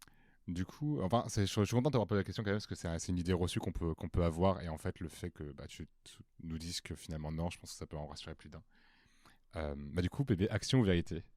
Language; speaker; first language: French; native; French